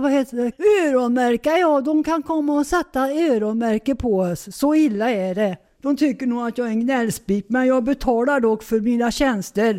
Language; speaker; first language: Swedish; native; Swedish